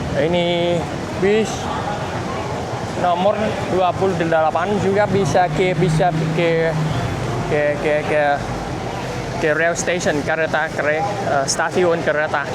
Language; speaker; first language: Indonesian; non-native, fluent; Vietnamese